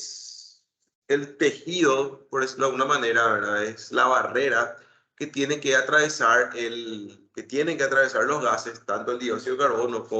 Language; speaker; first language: Spanish; native; Spanish